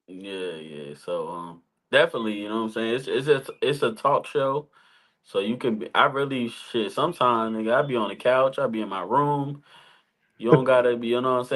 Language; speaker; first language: English; native; English